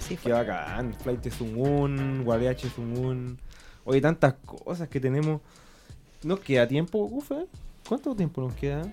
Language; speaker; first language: Spanish; non-native, local second language; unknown